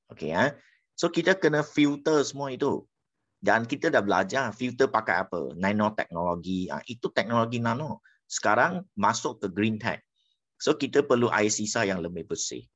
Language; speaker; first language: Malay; non-native, local second language; Chinese